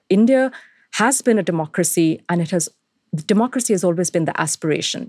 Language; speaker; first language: English; non-native, local second language; Hindi